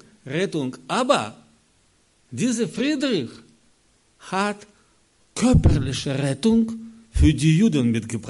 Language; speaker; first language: German; non-native, learner; Russian